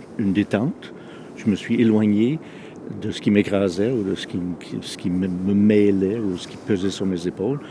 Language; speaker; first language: French; non-native, local second language; English